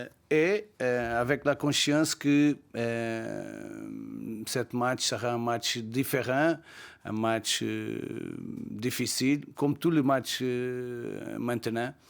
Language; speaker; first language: French; non-native, learner; Portuguese